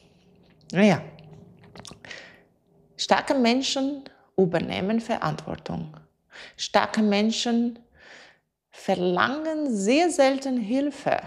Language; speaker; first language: German; non-native, fluent; Latvian